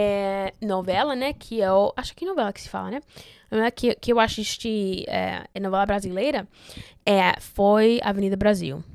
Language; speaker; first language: Portuguese; non-native, fluent; Spanish